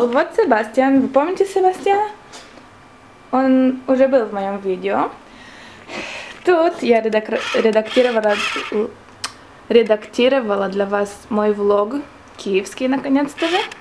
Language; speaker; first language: Russian; early bilingual, heritage; Russian